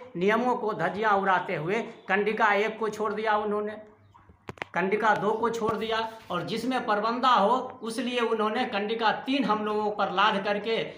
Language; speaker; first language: Hindi; native; Hindi